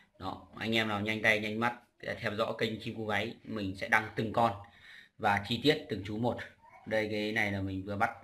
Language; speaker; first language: Vietnamese; native; Vietnamese